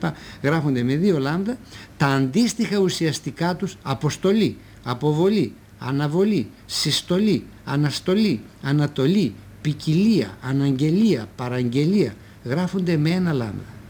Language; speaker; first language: Greek; native; Greek